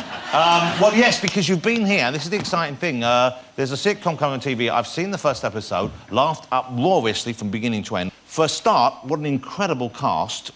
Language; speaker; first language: English; native; English